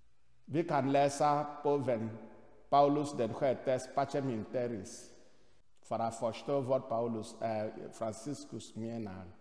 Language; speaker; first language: Swedish; non-native, fluent; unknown